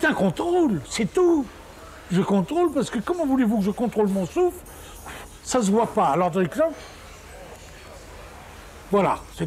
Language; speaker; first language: French; native; French